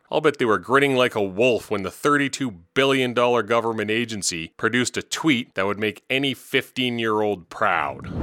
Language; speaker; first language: English; native; English